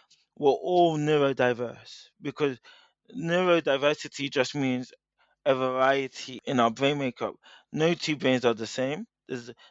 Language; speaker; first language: English; native; English